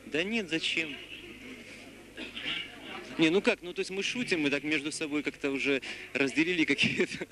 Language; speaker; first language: Russian; native; Russian